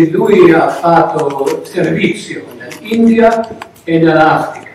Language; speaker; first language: Italian; non-native, learner; English